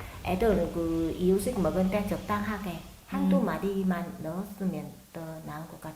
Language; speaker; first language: Korean; non-native, learner; Vietnamese